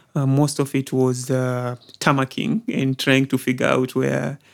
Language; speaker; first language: English; non-native, local second language; Swahili